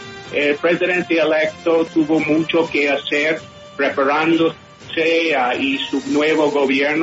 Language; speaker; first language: Spanish; non-native, fluent; English